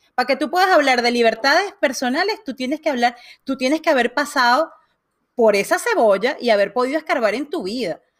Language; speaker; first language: Spanish; native; Spanish